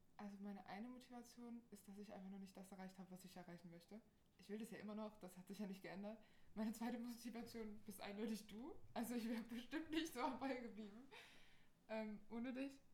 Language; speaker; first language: German; non-native, fluent; Portuguese